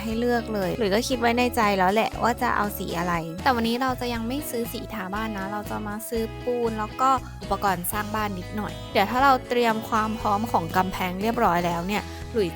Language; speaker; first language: Thai; native; Thai